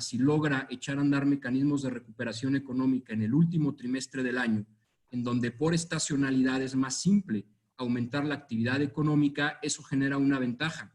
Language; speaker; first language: Spanish; native; Spanish